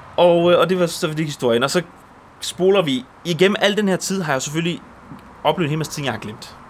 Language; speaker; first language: Danish; early bilingual, other home language; Polish